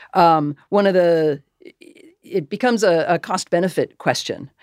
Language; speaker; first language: English; native; English